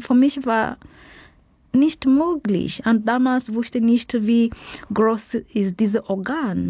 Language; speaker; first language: German; non-native, fluent; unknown